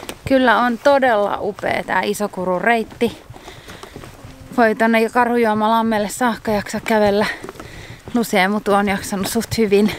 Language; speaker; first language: Finnish; native; Finnish